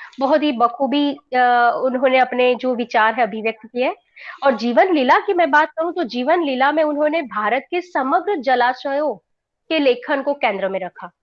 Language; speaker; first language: Hindi; non-native, local second language; Gujarati